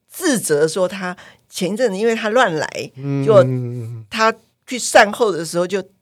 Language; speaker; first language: Chinese; native; Chinese